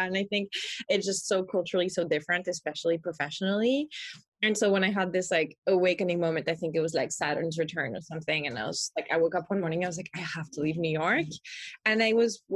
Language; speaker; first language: English; non-native, fluent; French